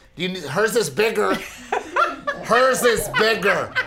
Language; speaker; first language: English; native; English